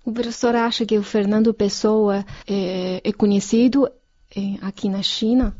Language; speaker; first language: Portuguese; non-native, fluent; Chinese